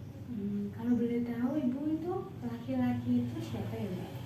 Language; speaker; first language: Indonesian; native; Indonesian